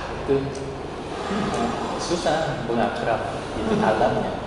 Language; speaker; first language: Indonesian; non-native, learner; Korean